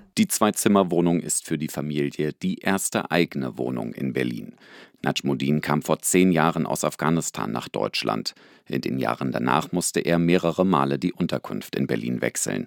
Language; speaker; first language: German; native; German